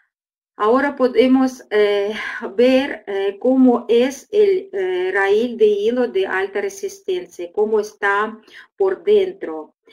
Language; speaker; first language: Spanish; non-native, fluent; Russian